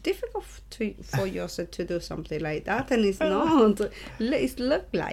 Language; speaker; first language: English; non-native, learner; Spanish